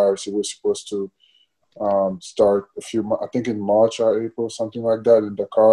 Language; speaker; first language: English; non-native, fluent; Wolof